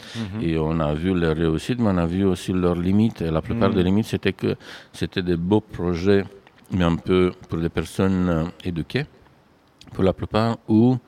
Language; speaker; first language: French; non-native, fluent; Romanian